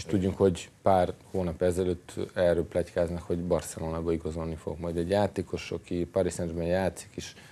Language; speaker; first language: Hungarian; non-native, fluent; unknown